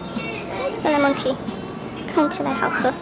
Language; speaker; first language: Chinese; early bilingual, heritage; Chinese